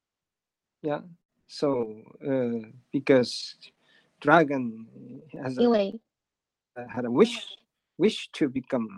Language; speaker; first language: English; non-native, learner; Japanese